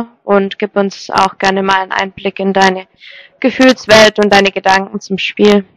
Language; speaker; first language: German; native; German